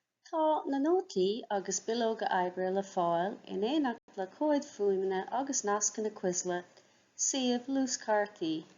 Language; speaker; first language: Irish; non-native, fluent; English